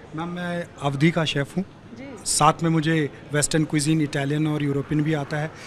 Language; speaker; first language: Hindi; native; Hindi